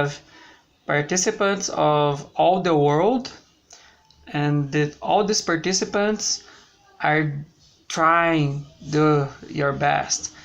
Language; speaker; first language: English; non-native, learner; Portuguese